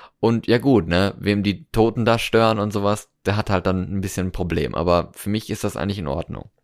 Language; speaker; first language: German; native; German